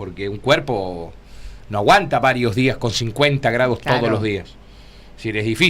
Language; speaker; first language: Spanish; native; Spanish